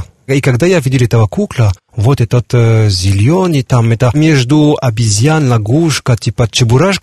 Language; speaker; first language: Russian; non-native, learner; French